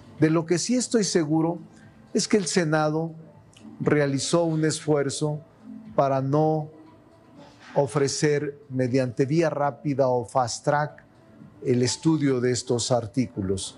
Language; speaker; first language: Spanish; native; Spanish